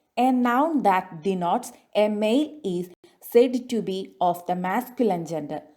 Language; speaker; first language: English; non-native, local second language; Malayalam